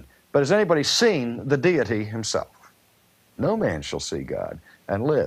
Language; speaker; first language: English; native; English